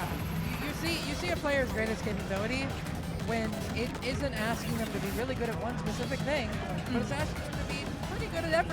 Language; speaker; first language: English; native; English